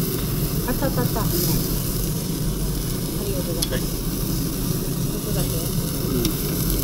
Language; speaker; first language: Japanese; non-native, learner; Filipino